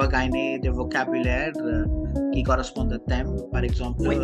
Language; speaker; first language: French; non-native, local second language; Hindi